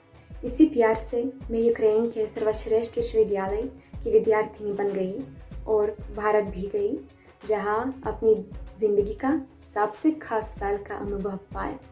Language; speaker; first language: Hindi; non-native, fluent; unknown